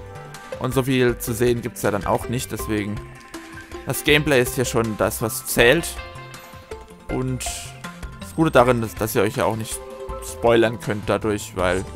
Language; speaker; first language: German; native; German